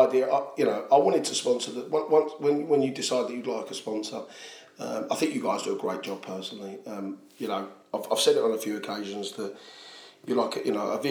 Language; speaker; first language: English; native; English